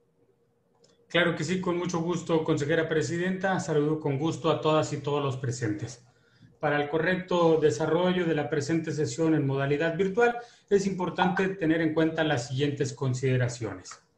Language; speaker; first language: Spanish; native; Spanish